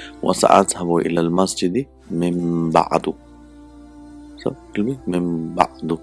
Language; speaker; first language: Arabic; non-native, fluent; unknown